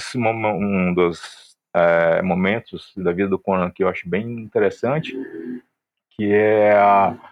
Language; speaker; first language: Portuguese; native; Portuguese